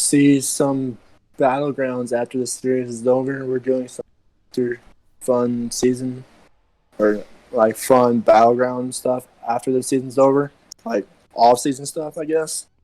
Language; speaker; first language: English; native; English